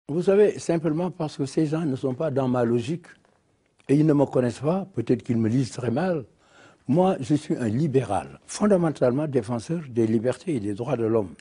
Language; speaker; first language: French; non-native, local second language; Wolof